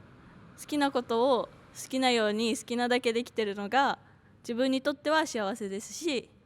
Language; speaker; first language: Japanese; native; Japanese